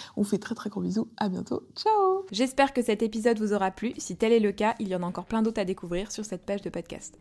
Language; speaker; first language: French; native; French